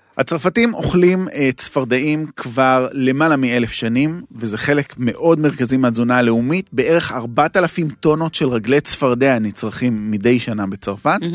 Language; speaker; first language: Hebrew; native; Hebrew